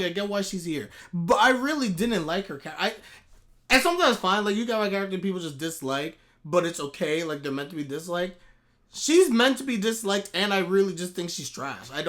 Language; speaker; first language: English; native; English